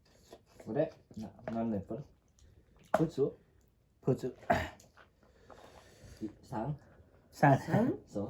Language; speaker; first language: Japanese; non-native, learner; Nepali